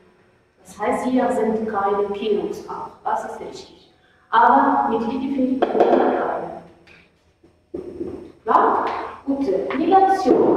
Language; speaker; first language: German; non-native, fluent; Arabic